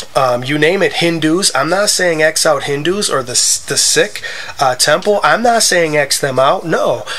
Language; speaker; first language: English; native; English